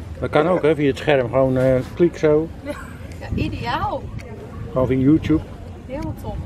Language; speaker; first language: Dutch; native; Dutch